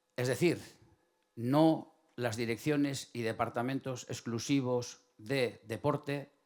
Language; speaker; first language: Spanish; native; Spanish